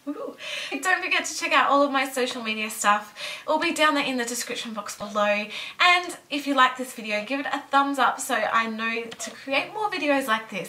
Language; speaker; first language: English; native; English